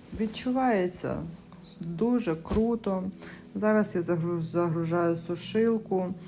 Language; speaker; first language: Ukrainian; non-native, local second language; Russian